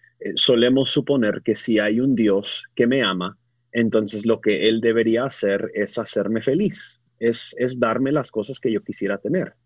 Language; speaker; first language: Spanish; early bilingual, other home language; English